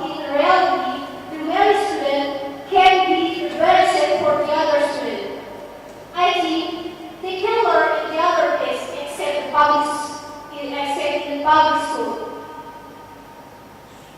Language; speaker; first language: English; non-native, learner; Indonesian